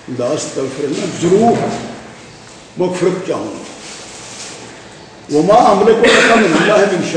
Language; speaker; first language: Urdu; non-native, local second language; Punjabi